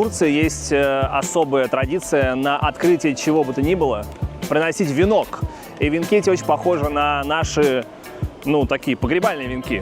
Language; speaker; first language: Russian; native; Russian